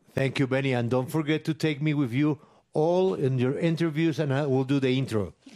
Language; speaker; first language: English; non-native, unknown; Spanish